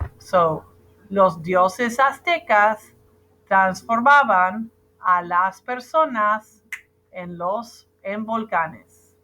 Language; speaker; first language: Spanish; non-native, fluent; English